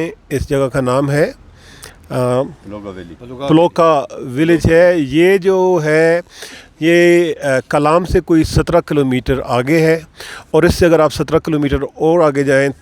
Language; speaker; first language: Urdu; native; Urdu